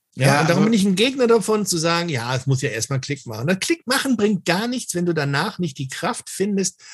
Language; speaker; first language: German; native; German